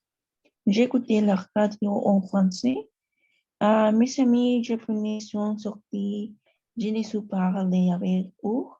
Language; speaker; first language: French; non-native, learner; Spanish